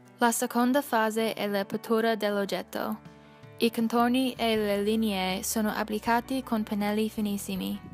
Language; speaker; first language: Italian; non-native, learner; English